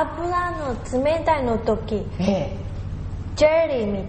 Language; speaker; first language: Japanese; non-native, learner; Chinese